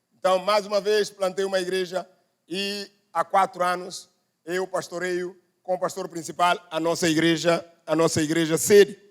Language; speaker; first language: Portuguese; non-native, local second language; Upper Guinea Crioulo